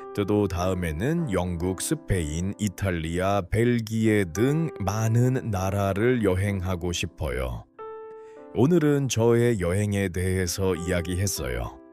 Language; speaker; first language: Korean; non-native, learner; Uzbek